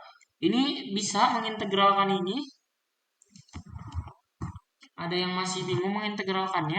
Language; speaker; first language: Indonesian; native; Indonesian